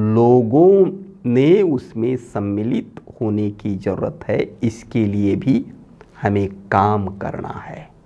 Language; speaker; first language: Hindi; non-native, local second language; Marathi